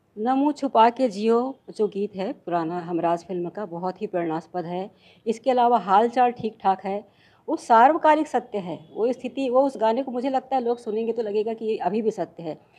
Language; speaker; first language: Hindi; non-native, local second language; Chhattisgarhi